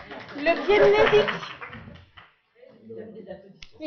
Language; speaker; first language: French; native; French